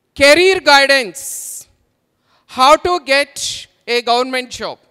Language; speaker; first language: English; non-native, local second language; Telugu